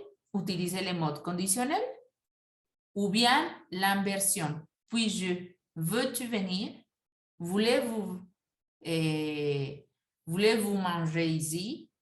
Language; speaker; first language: French; non-native, fluent; Spanish